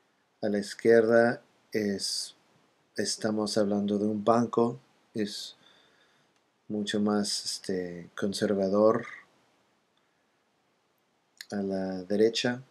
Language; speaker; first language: Spanish; non-native, fluent; English